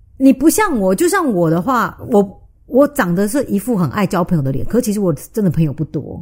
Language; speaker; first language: Chinese; native; Chinese